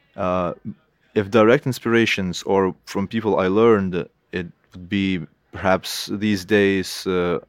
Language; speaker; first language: English; non-native, fluent; Lithuanian